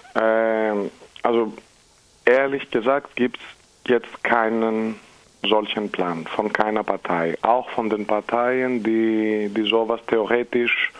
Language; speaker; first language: German; non-native, fluent; Greek